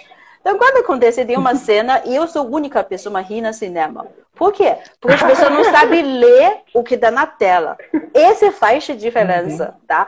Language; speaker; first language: Portuguese; non-native, fluent; Chinese